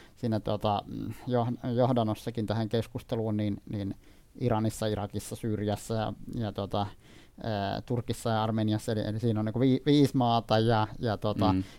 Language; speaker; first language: Finnish; non-native, fluent; Arabic